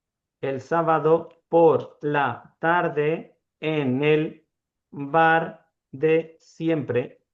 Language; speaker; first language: Spanish; non-native, fluent; Urdu